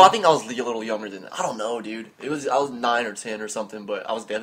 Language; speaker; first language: English; native; English